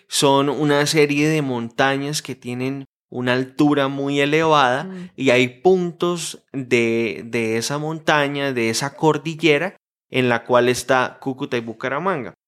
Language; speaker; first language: Spanish; native; Spanish